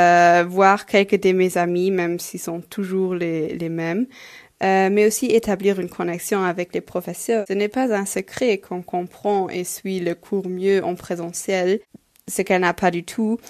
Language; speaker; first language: French; non-native, local second language; Luxembourgish